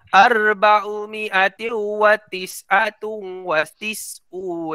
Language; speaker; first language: Arabic; non-native, fluent; Malay